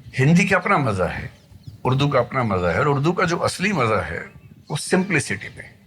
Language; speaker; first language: Hindi; native; Hindi